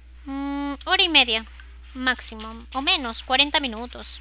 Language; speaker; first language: Spanish; native; Spanish